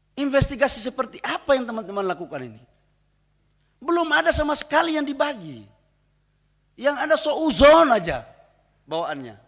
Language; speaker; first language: Indonesian; native; Indonesian